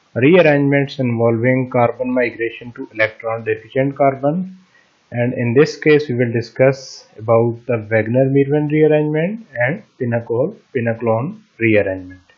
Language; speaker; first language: English; non-native, local second language; Hindi